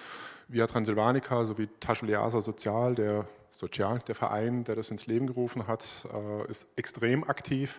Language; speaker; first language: German; native; German